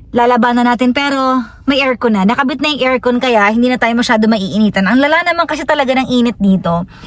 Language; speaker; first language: Filipino; native; Filipino